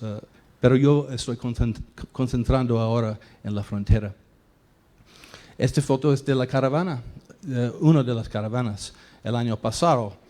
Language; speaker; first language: Spanish; non-native, fluent; English